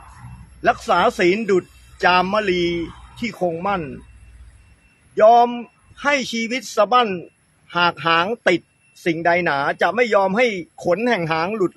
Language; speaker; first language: Thai; native; Thai